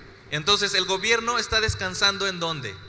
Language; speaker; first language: Spanish; native; Spanish